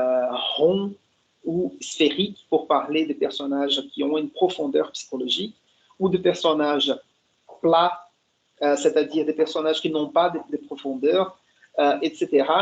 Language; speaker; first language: French; non-native, fluent; Portuguese